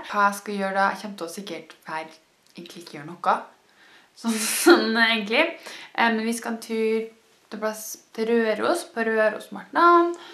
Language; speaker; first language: Norwegian; native; Norwegian